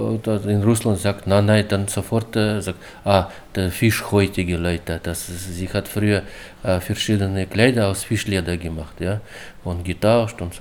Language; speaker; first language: German; non-native, learner; Russian